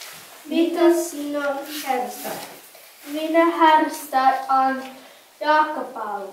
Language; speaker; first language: Finnish; non-native, learner; English